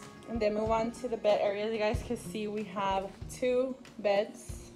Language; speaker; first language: English; early bilingual, other home language; Spanish